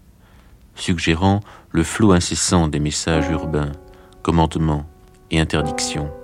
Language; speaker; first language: French; native; French